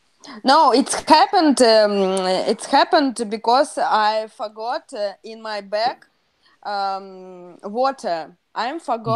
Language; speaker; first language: English; non-native, learner; Russian